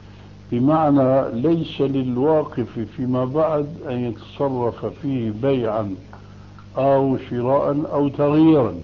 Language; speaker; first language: Arabic; early bilingual, other home language; Albanian